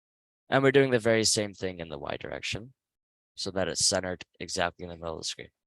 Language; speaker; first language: English; native; English